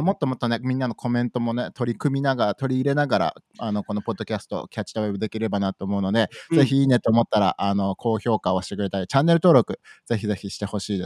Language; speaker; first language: Japanese; native; Japanese